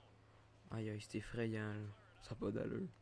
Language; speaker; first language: French; native; French